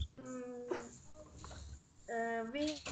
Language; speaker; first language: English; non-native, local second language; Turkish